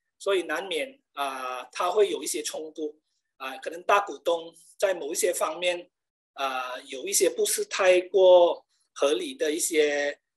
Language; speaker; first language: Chinese; native; Chinese